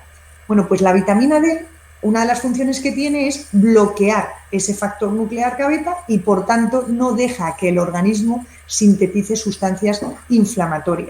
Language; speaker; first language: Spanish; native; Spanish